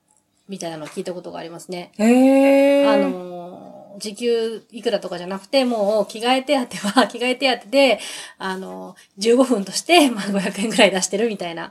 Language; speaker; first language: Japanese; native; Japanese